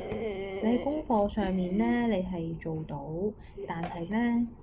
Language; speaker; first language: Chinese; non-native, local second language; Cantonese